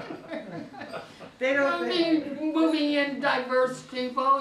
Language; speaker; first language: English; native; English